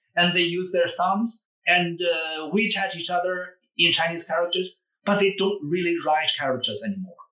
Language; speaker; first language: English; non-native, fluent; Chinese